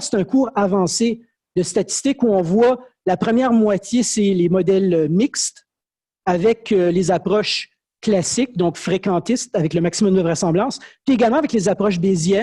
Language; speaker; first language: French; native; French